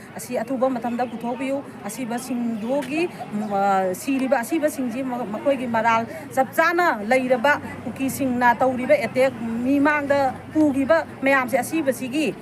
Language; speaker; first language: Manipuri; native; Manipuri